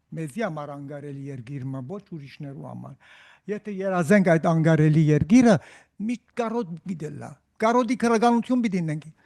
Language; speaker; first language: Armenian; native; Armenian